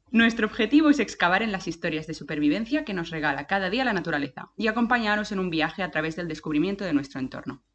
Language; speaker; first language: Spanish; native; Spanish